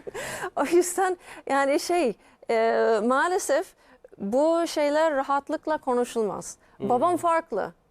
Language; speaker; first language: Turkish; non-native, fluent; English